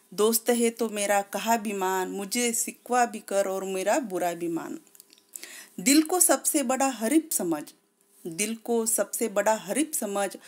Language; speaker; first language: Hindi; non-native, local second language; Marathi